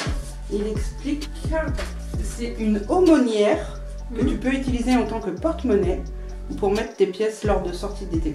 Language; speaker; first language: French; native; French